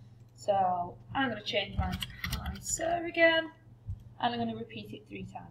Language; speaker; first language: English; native; English